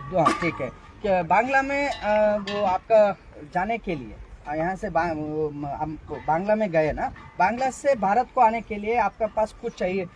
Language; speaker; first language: Hindi; non-native, local second language; Kannada